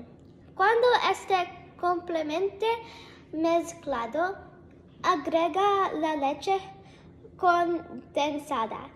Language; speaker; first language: Spanish; non-native, learner; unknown